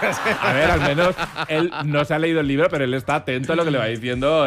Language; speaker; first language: Spanish; native; Spanish